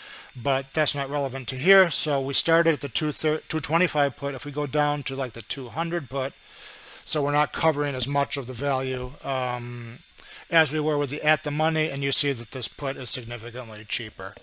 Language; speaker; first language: English; native; English